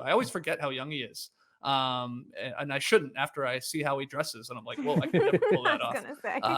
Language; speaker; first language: English; native; English